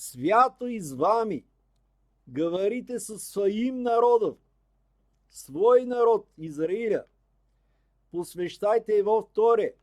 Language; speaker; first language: Russian; non-native, learner; Bulgarian